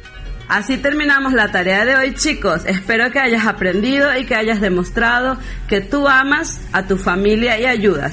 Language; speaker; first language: Spanish; native; Spanish